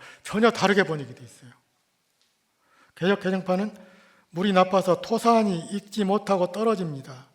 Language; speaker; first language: Korean; native; Korean